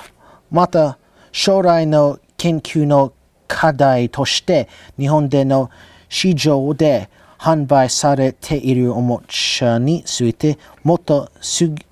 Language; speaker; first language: Japanese; non-native, learner; English